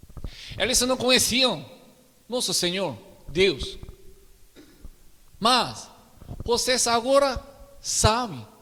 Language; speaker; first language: Portuguese; non-native, learner; Korean